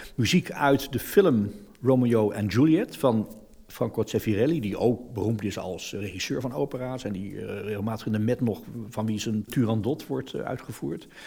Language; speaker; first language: Dutch; native; Dutch